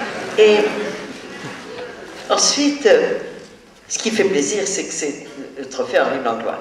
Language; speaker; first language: French; native; French